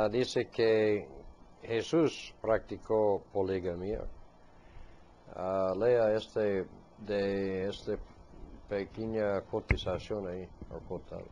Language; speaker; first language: Spanish; non-native, fluent; English